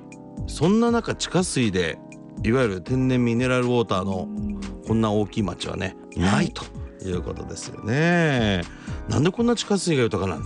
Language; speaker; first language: Japanese; native; Japanese